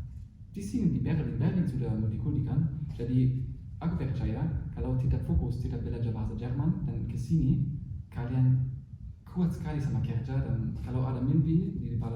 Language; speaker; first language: Indonesian; non-native, fluent; German